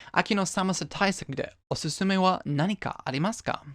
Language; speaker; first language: Japanese; non-native, learner; English